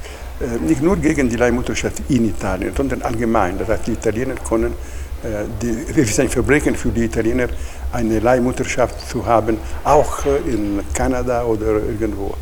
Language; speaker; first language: German; non-native, fluent; Italian